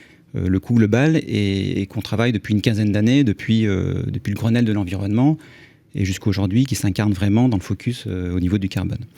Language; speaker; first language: French; native; French